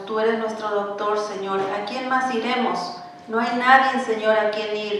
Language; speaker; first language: Spanish; native; Spanish